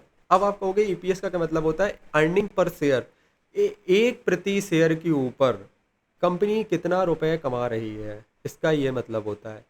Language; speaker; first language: Hindi; native; Hindi